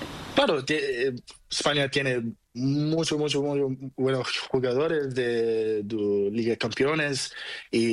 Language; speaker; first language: Spanish; non-native, learner; Portuguese